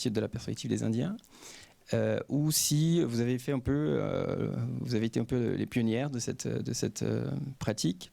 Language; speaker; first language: French; native; French